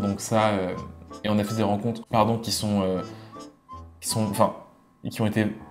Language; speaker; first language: French; native; French